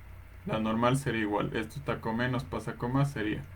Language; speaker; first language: Spanish; native; Spanish